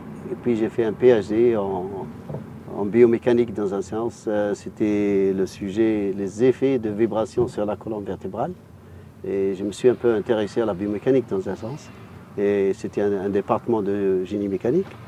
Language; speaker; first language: French; non-native, local second language; Arabic